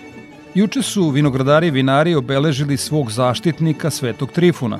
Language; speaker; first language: Serbian; native; Serbian